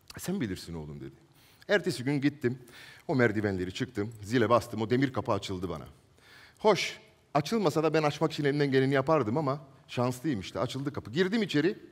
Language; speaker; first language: Turkish; non-native, local second language; Italian